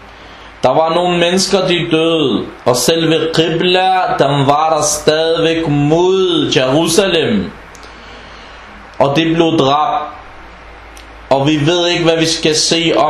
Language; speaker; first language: Danish; early bilingual, other home language; Arabic